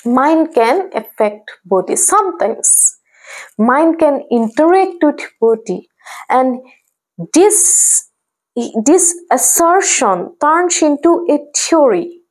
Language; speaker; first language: English; non-native, local second language; Assamese